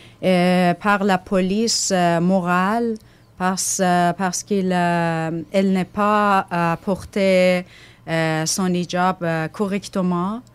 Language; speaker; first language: French; non-native, fluent; Persian